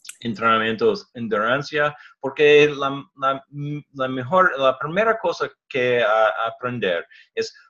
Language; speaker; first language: Spanish; non-native, learner; English